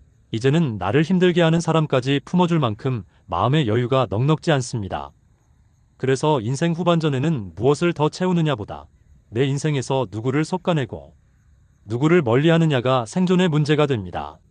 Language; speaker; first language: Korean; native; Korean